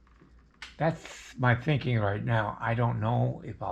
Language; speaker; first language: English; native; English